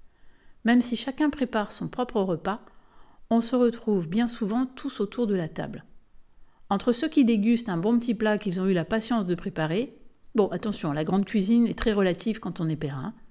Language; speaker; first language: French; native; French